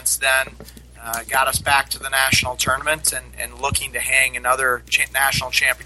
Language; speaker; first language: English; native; English